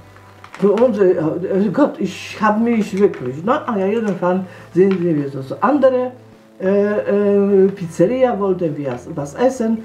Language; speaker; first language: German; non-native, fluent; Polish